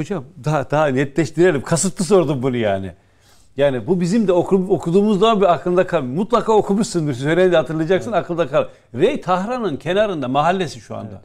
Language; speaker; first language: Turkish; native; Turkish